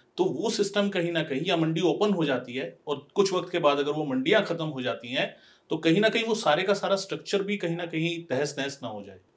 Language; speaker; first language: Hindi; non-native, local second language; Punjabi